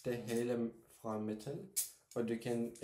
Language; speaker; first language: Danish; non-native, learner; Turkish